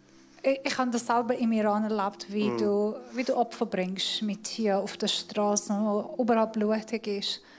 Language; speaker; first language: German; non-native, fluent; Persian